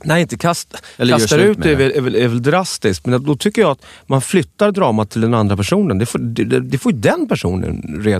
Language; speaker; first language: Swedish; native; Swedish